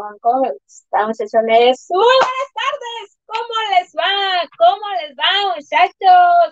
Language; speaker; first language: Spanish; native; Spanish